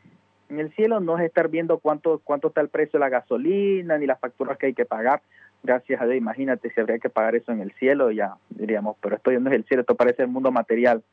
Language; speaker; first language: Spanish; native; Spanish